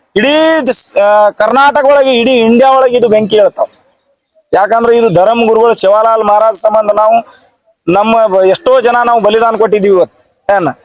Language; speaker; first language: Kannada; non-native, local second language; Lambadi